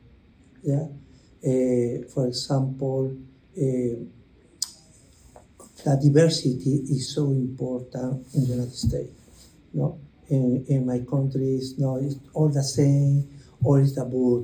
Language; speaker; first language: English; non-native, learner; Spanish